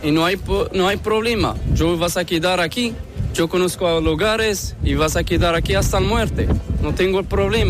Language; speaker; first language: Spanish; non-native, learner; Arabic